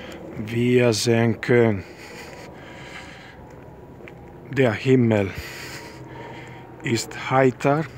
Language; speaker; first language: German; non-native, learner; Italian